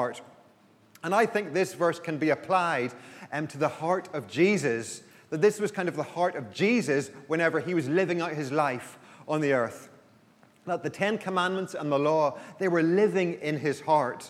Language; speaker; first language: English; native; English